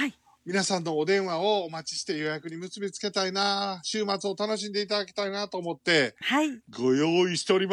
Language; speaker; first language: Japanese; native; Japanese